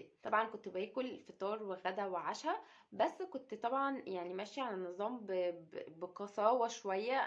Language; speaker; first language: Arabic; native; Arabic